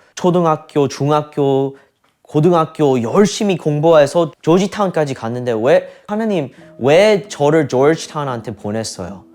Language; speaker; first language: Korean; early bilingual, heritage; Korean